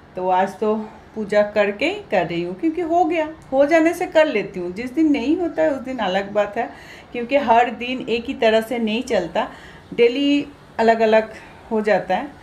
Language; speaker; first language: Hindi; non-native, local second language; Bangla